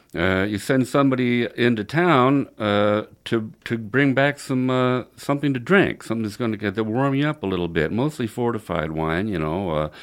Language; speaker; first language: English; native; English